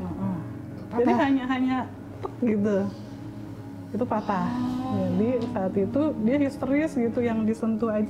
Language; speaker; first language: Indonesian; native; Indonesian